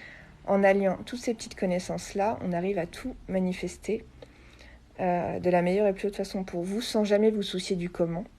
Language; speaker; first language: French; native; French